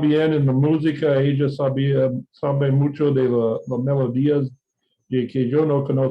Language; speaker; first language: Spanish; non-native, fluent; English